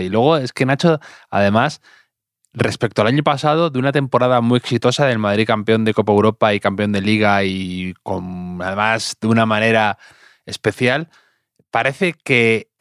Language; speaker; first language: Spanish; native; Spanish